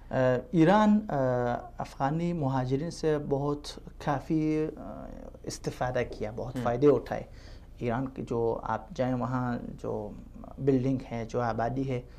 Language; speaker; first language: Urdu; non-native, fluent; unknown